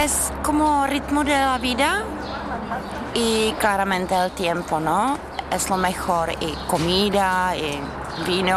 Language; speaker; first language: Spanish; non-native, learner; Czech